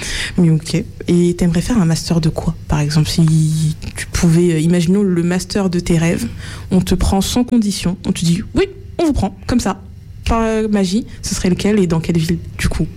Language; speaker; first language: French; native; French